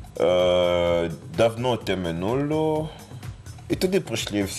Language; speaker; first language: Ukrainian; non-native, fluent; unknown